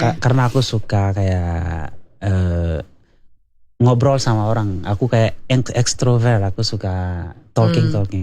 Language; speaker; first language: Indonesian; non-native, learner; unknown